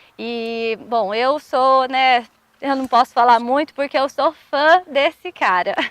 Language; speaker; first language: Portuguese; native; Portuguese